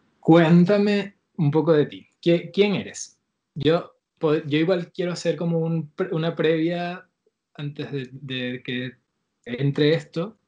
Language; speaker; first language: Spanish; native; Spanish